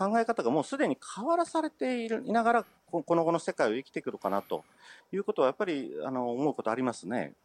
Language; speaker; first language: Japanese; native; Japanese